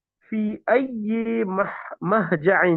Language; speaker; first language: Arabic; non-native, fluent; Urdu